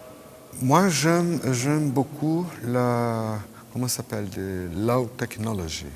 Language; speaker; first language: French; non-native, fluent; Portuguese